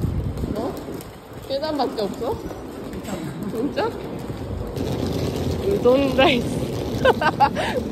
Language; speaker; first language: Korean; non-native, learner; Japanese